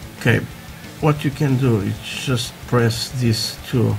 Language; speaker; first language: English; non-native, learner; Portuguese